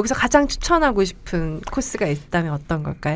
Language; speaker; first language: Korean; native; Korean